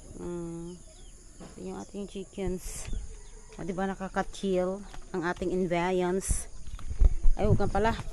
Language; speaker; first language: Filipino; non-native, local second language; Iloko